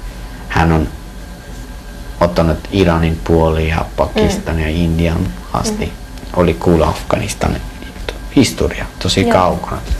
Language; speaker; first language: Finnish; non-native, learner; Persian